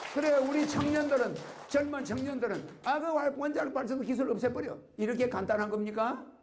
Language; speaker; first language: Korean; native; Korean